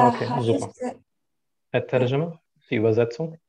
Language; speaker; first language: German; non-native, fluent; Arabic